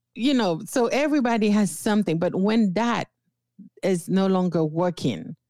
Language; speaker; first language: English; non-native, fluent; Haitian Creole